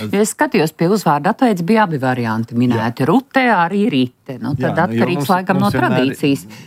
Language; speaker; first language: Latvian; native; Latvian